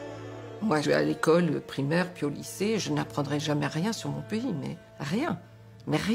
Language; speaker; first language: French; native; French